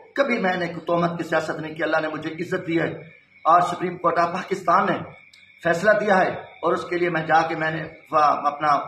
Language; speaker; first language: Urdu; non-native, local second language; Saraiki